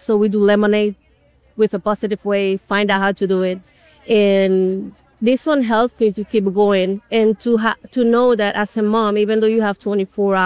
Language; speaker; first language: English; non-native, fluent; Spanish